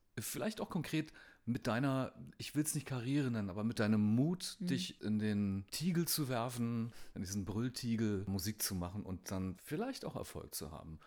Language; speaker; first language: German; native; German